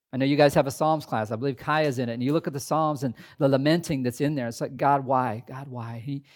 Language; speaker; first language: English; native; English